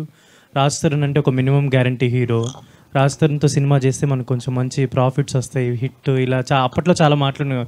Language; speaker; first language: Telugu; native; Telugu